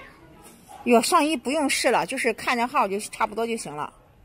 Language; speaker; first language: Chinese; native; Chinese